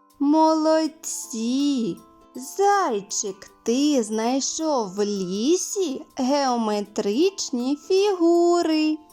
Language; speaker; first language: Ukrainian; native; Ukrainian